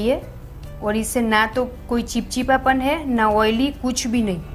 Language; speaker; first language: Hindi; native; Hindi